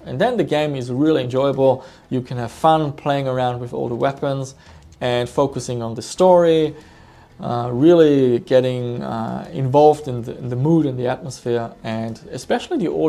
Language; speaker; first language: English; non-native, fluent; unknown